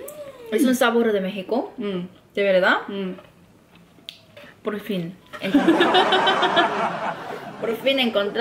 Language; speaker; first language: Spanish; non-native, learner; Korean